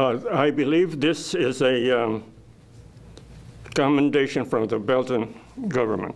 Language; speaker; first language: English; native; English